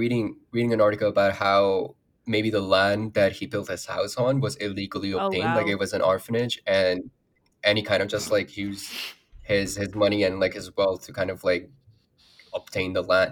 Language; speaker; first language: English; non-native, local second language; Urdu